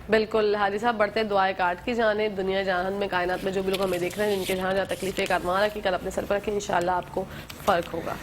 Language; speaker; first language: Urdu; native; Urdu